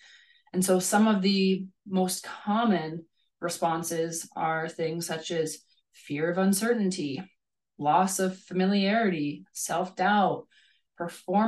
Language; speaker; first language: English; native; English